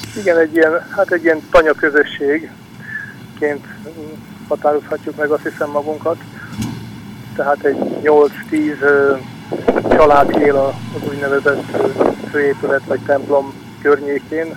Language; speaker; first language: Hungarian; native; Hungarian